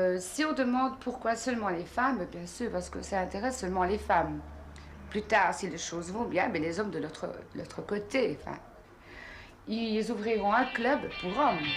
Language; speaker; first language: French; native; French